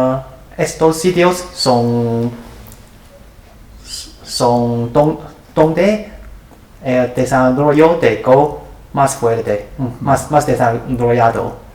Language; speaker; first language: Spanish; non-native, learner; Chinese